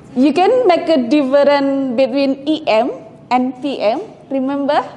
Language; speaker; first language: English; non-native, fluent; Indonesian